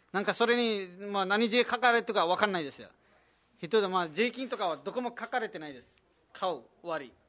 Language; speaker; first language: Japanese; non-native, fluent; Nepali